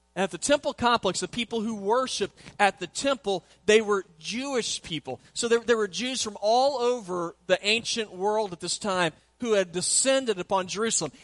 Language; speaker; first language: English; native; English